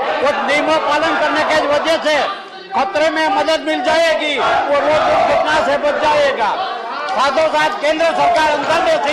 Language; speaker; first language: Hindi; non-native, local second language; Gujarati